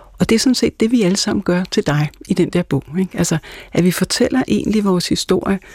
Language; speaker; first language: Danish; native; Danish